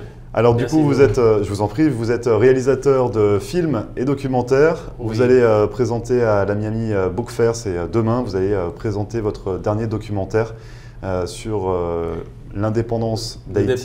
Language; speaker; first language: French; native; French